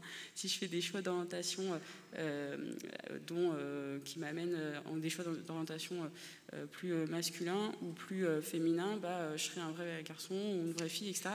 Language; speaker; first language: French; native; French